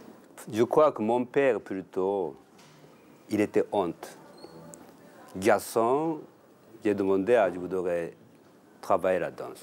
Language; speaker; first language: French; non-native, learner; Japanese